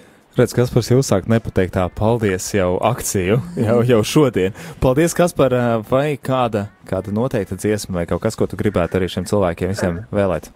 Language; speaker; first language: Latvian; native; Latvian